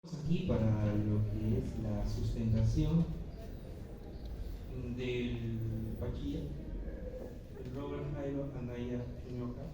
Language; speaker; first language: Spanish; native; Spanish